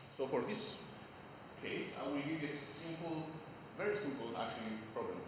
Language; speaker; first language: English; non-native, fluent; Greek